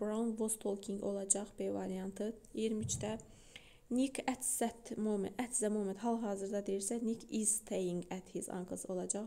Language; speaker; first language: English; non-native, fluent; Azerbaijani